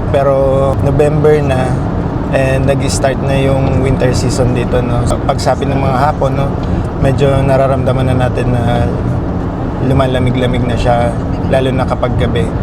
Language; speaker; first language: Filipino; native; Filipino